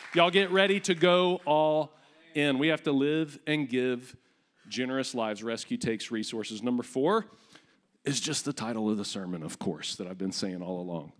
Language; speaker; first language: English; native; English